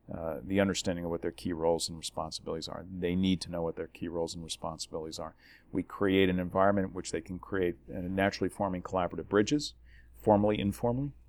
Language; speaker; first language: English; native; English